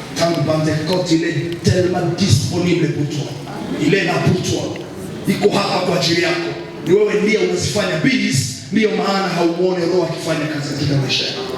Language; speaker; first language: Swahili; non-native, local second language; Nande